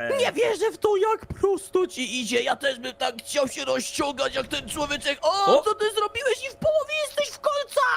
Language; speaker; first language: Polish; native; Polish